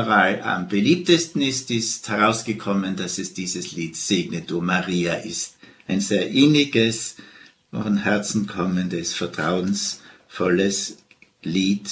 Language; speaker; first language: German; native; German